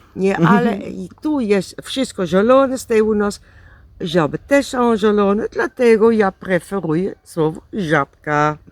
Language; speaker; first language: Polish; non-native, learner; Dutch